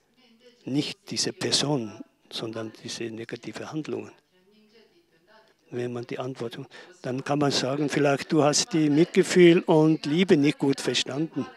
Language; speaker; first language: German; non-native, learner; Tibetan